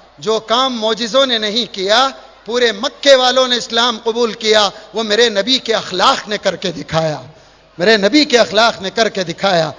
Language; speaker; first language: Urdu; native; Urdu